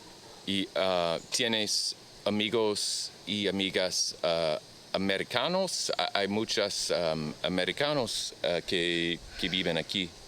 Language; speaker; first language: Spanish; non-native, learner; English